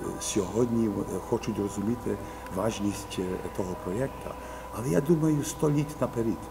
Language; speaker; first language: Ukrainian; early bilingual, heritage; English